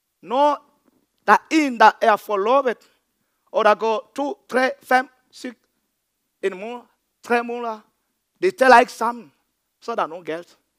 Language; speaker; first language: Danish; non-native, fluent; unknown